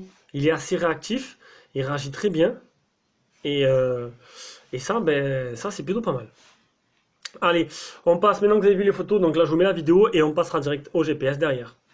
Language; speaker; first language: French; native; French